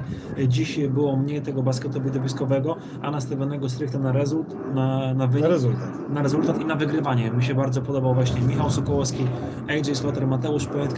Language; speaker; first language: Polish; native; Polish